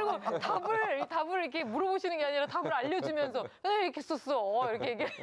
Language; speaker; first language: Korean; native; Korean